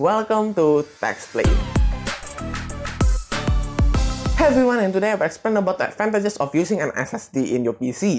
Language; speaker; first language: English; non-native, fluent; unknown